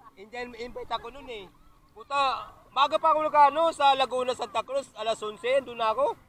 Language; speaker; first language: Filipino; native; Filipino